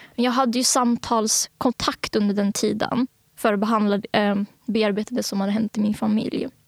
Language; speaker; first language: Swedish; early bilingual, other home language; Bangla